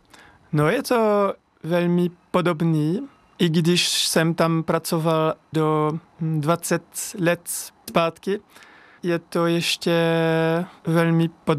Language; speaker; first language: Czech; non-native, learner; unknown